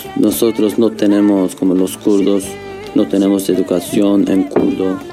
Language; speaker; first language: Spanish; non-native, learner; Turkish